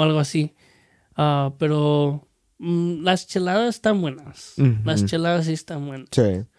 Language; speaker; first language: Spanish; early bilingual, heritage; Spanish